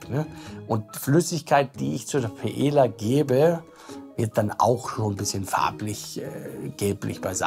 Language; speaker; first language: German; native; German